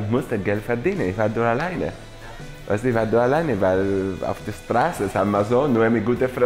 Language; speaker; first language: German; non-native, fluent; Spanish